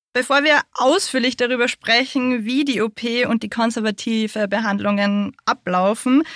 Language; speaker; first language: German; native; German